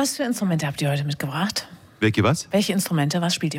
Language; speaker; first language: German; native; German